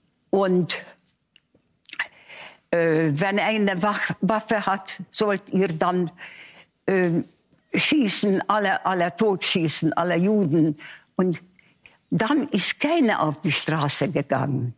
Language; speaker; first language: German; non-native, fluent; Hungarian